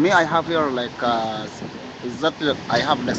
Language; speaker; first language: English; non-native, learner; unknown